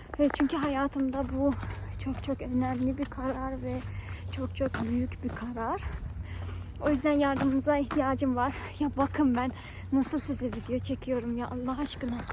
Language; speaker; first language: Turkish; native; Turkish